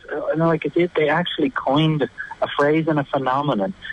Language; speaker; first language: English; native; English